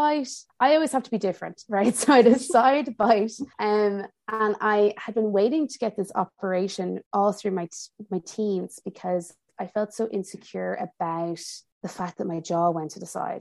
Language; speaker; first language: English; native; English